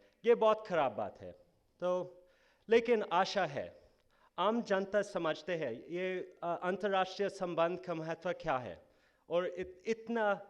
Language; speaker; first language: Hindi; non-native, fluent; English